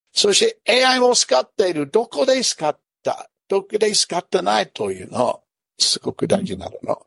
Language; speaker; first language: Japanese; non-native, fluent; English